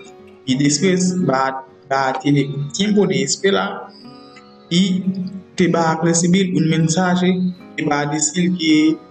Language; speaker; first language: Spanish; non-native, learner; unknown